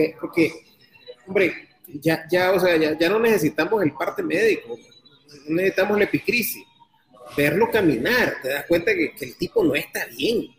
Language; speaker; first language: Spanish; native; Spanish